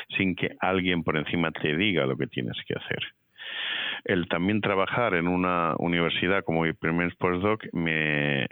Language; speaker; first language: Spanish; native; Spanish